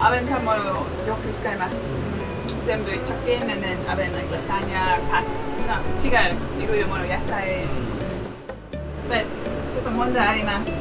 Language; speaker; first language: Japanese; non-native, learner; English